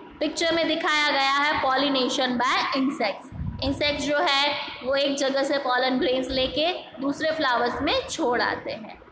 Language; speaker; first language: Hindi; non-native, local second language; Gujarati